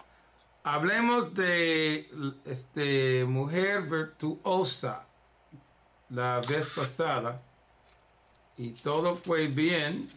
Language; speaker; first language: Spanish; early bilingual, heritage; English